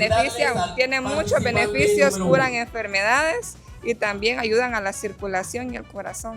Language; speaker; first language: Spanish; native; Spanish